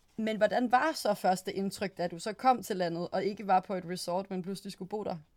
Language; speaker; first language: Danish; native; Danish